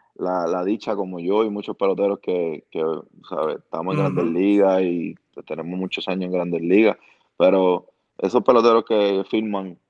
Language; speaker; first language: Spanish; native; Spanish